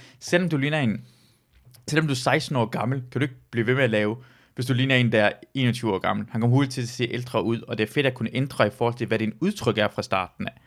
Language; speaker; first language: Danish; early bilingual, other home language; Persian